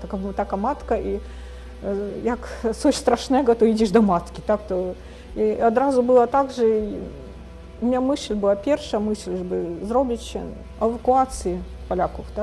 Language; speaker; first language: Polish; non-native, fluent; Russian